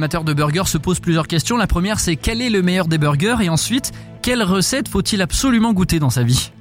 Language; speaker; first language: French; native; French